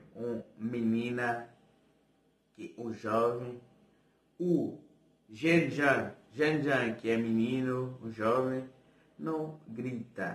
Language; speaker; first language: Portuguese; non-native, fluent; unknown